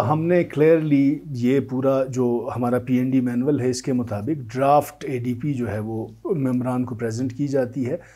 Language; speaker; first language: Urdu; native; Urdu